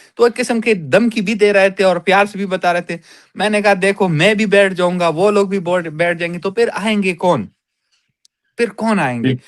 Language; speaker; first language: Urdu; non-native, local second language; Pashto